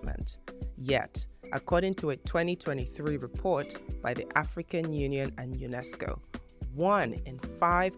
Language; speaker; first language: English; non-native, local second language; Igbo